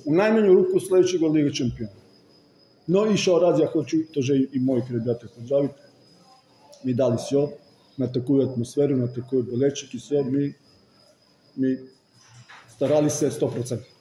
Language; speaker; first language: Russian; non-native, fluent; Serbian